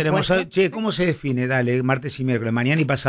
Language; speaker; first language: Spanish; native; Spanish